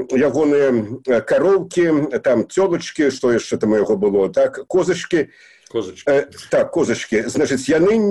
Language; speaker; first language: Belarusian; native; Belarusian